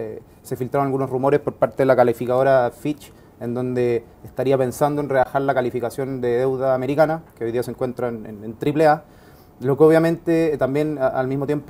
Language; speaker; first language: Spanish; native; Spanish